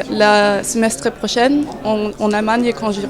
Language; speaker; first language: French; non-native, fluent; German